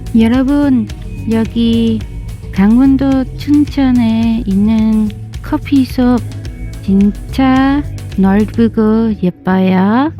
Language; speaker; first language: Korean; non-native, learner; Vietnamese